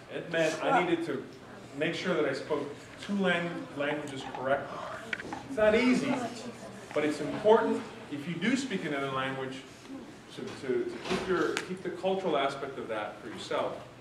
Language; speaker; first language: English; early bilingual, other home language; Spanish